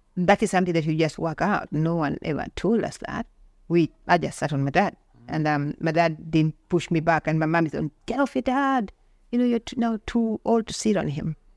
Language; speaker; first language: English; non-native, local second language; Luo (Kenya and Tanzania)